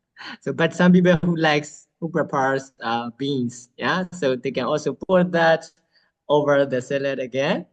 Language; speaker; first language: English; non-native, fluent; Burmese